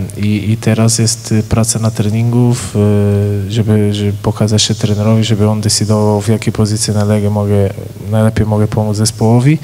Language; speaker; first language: Polish; non-native, fluent; Portuguese